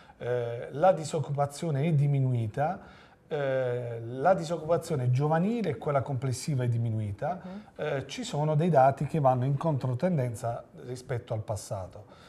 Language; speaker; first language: Italian; native; Italian